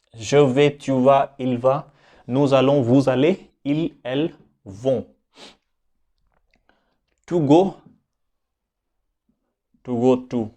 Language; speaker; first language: French; non-native, fluent; Hindi